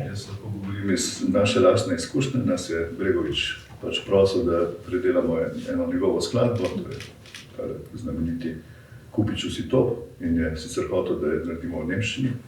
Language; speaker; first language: Slovenian; native; Slovenian